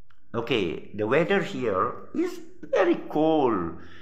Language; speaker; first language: English; non-native, local second language; Min Nan Chinese